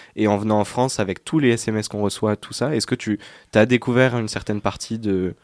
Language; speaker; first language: French; native; French